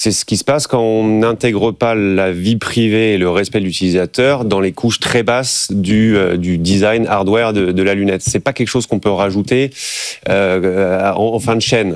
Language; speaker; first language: French; native; French